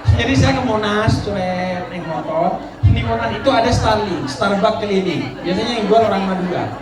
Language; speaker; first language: Indonesian; non-native, local second language; Madurese